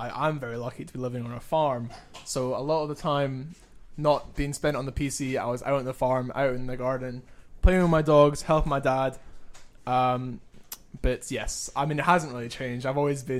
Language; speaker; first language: English; native; English